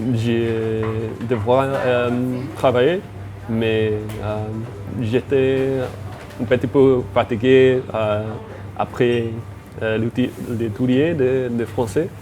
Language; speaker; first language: French; non-native, learner; English